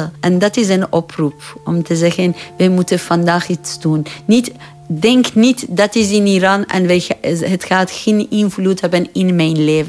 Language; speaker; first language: Dutch; non-native, fluent; Persian